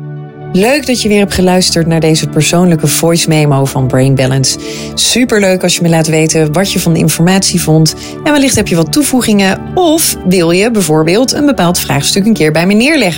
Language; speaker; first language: Dutch; native; Dutch